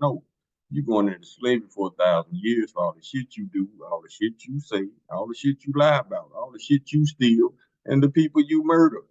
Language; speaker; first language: English; native; English